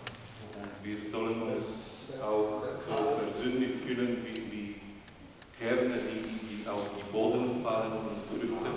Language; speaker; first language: German; non-native, fluent; Polish